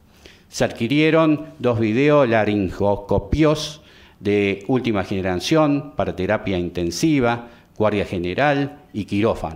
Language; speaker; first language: Spanish; native; Spanish